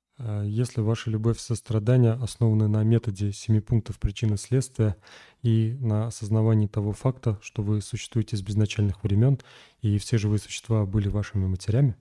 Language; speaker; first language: Russian; native; Russian